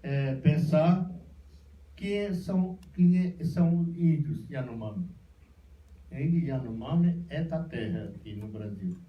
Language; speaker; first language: Portuguese; non-native, local second language; Yanomámi